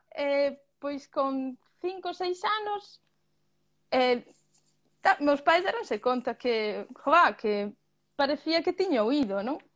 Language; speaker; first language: Galician; early bilingual, other home language; Spanish